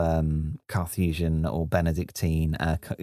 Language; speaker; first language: English; native; English